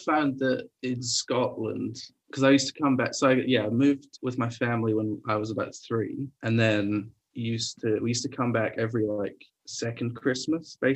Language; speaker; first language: English; native; English